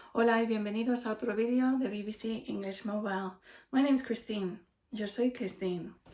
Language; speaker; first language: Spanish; non-native, fluent; English